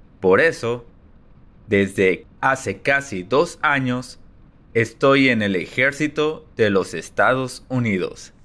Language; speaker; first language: Spanish; early bilingual, heritage; Spanish